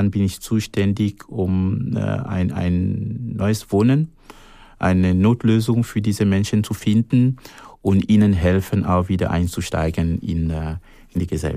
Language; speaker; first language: German; non-native, fluent; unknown